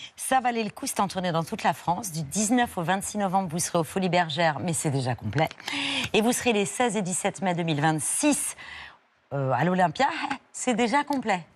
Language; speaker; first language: French; native; French